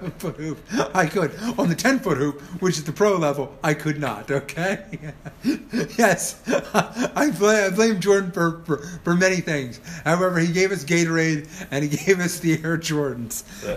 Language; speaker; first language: English; native; English